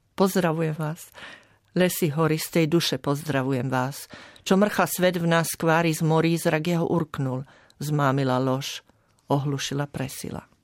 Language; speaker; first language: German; non-native, fluent; Slovak